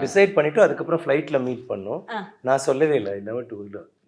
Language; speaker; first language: Tamil; native; Tamil